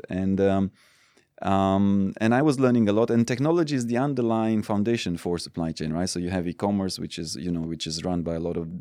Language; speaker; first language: English; non-native, fluent; Romanian